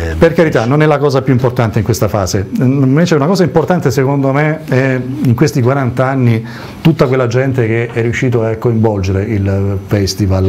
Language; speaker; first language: Italian; native; Italian